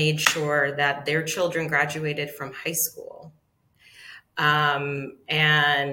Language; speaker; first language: English; native; English